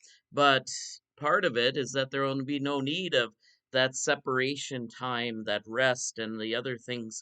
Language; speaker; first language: English; native; English